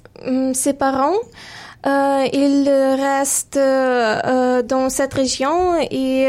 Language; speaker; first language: French; non-native, fluent; Ukrainian